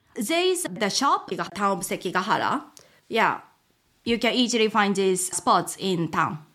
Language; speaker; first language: English; non-native, fluent; Japanese